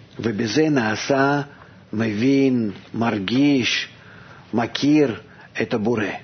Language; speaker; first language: Hebrew; non-native, fluent; Russian